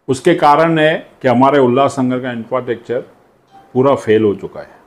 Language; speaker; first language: Hindi; non-native, local second language; Sindhi